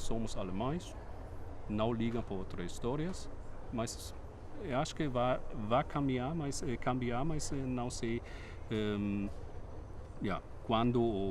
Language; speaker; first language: Portuguese; non-native, fluent; German